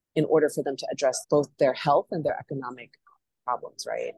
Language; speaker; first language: English; native; English